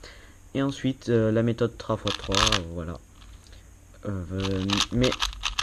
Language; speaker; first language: French; native; French